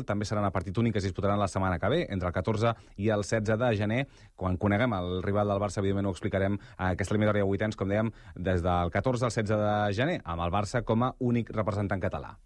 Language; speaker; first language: Catalan; native; Catalan